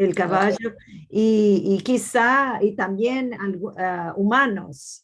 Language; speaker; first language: Spanish; non-native, fluent; Portuguese